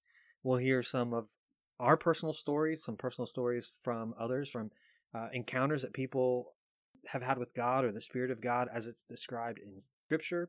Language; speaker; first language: English; native; English